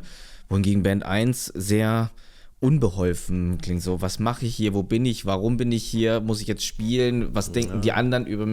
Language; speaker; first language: German; native; German